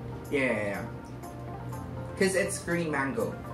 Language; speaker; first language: English; non-native, local second language; Filipino